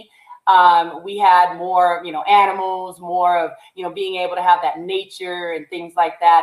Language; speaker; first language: English; native; English